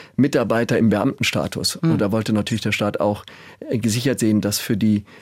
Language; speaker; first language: German; native; German